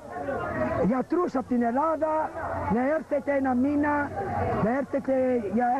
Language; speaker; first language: Greek; early bilingual, heritage; Greek